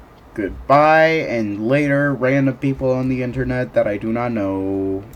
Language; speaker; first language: English; native; English